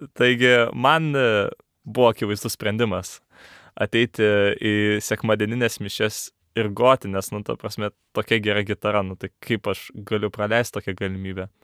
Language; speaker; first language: Lithuanian; native; Lithuanian